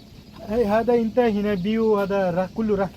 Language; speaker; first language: Arabic; non-native, learner; Bangla